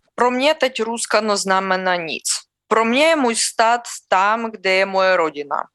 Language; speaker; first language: Czech; non-native, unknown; Russian